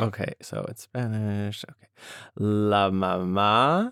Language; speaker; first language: English; native; English